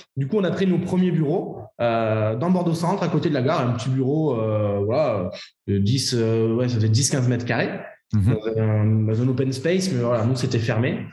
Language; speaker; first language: French; native; French